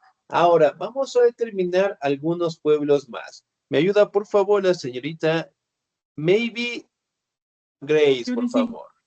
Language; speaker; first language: Spanish; native; Spanish